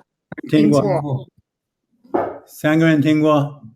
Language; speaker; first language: Chinese; non-native, fluent; English